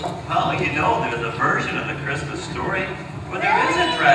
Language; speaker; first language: English; native; English